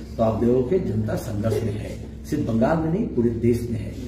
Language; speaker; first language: Hindi; non-native, local second language; Bangla